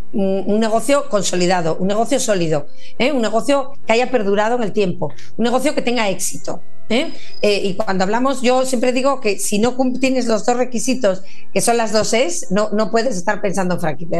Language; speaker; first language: Spanish; native; Spanish